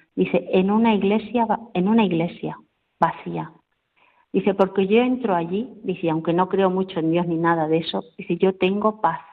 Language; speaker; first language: Spanish; native; Spanish